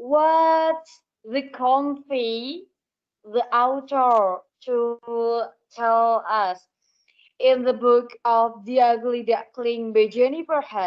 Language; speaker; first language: English; non-native, learner; Indonesian